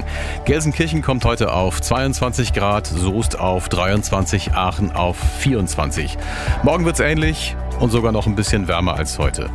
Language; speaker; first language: German; native; German